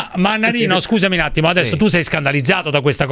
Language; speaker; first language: Italian; native; Italian